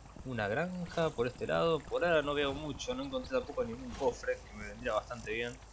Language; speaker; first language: Spanish; native; Spanish